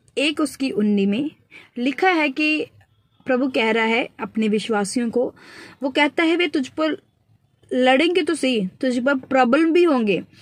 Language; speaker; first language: Hindi; non-native, local second language; Punjabi